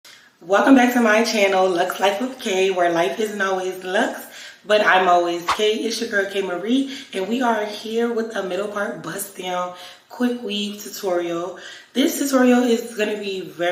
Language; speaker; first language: English; native; English